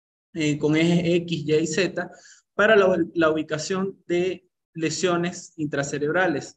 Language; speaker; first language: Spanish; native; Spanish